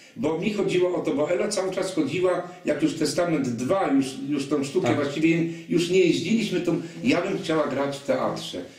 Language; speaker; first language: Polish; non-native, local second language; Kashubian